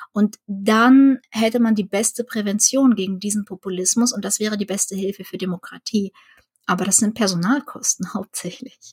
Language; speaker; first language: German; early bilingual, other home language; Russian